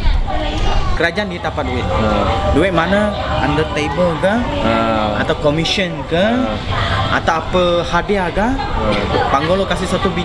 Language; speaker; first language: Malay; non-native, local second language; Cantonese